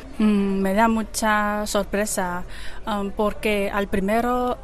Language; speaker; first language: Spanish; non-native, learner; Chinese